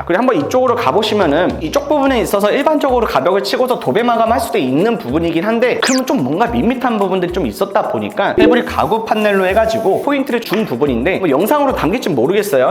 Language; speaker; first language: Korean; native; Korean